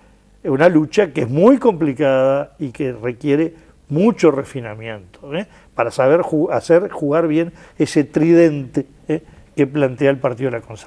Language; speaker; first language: Spanish; native; Spanish